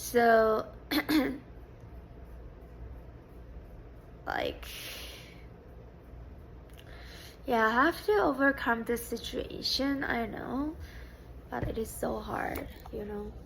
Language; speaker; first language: English; non-native, fluent; Japanese